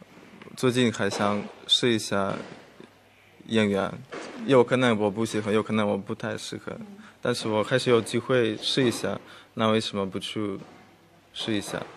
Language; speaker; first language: Chinese; non-native, fluent; Russian